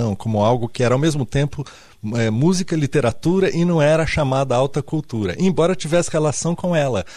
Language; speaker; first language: Portuguese; native; Portuguese